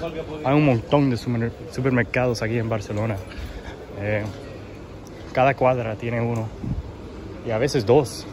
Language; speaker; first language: Spanish; early bilingual, heritage; English